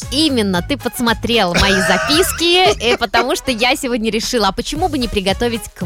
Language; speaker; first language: Russian; native; Russian